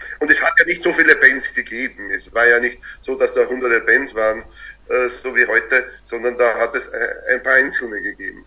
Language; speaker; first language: German; native; German